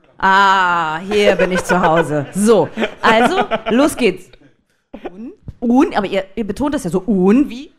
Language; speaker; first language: German; native; German